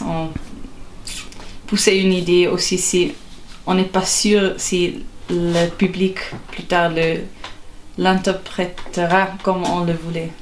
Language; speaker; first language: French; non-native, local second language; German